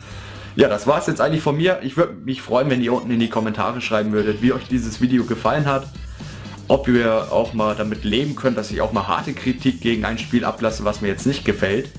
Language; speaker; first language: German; native; German